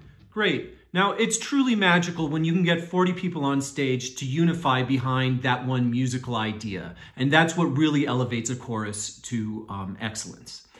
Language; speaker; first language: English; native; English